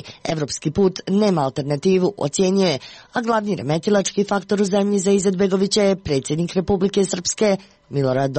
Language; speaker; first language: Croatian; native; Croatian